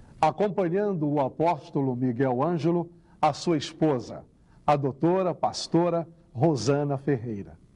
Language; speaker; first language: Portuguese; native; Portuguese